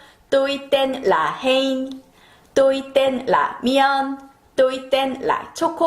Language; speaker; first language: Vietnamese; non-native, learner; Korean